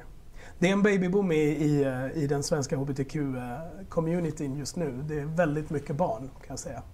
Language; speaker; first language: Swedish; early bilingual, other home language; Spanish